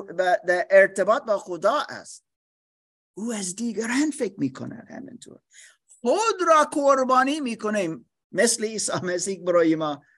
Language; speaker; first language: Persian; non-native, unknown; English